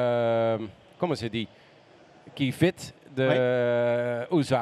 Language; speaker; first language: French; non-native, learner; Dutch